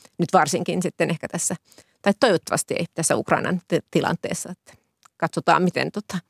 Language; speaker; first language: Finnish; native; Finnish